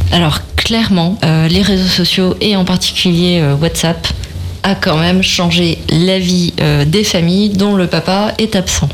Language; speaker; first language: French; native; French